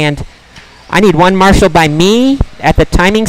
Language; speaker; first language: English; native; English